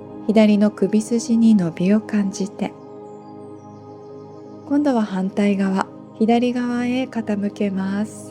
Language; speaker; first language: Japanese; native; Japanese